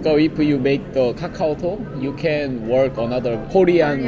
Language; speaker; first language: English; non-native, learner; Korean